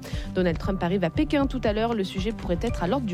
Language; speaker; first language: French; native; French